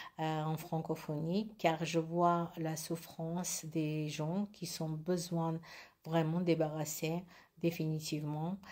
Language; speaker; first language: French; non-native, learner; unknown